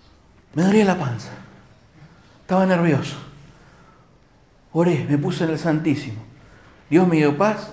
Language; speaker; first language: Spanish; native; Spanish